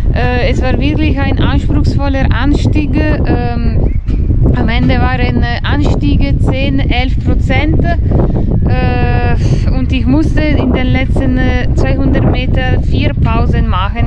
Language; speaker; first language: German; non-native, fluent; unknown